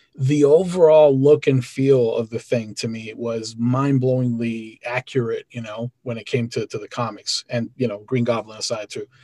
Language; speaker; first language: English; early bilingual, other home language; Spanish